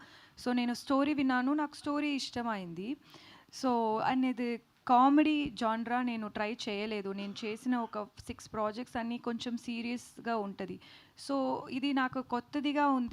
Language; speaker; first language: Telugu; non-native, learner; Tamil